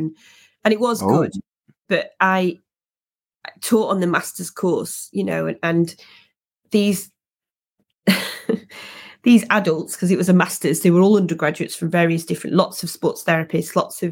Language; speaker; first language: English; native; English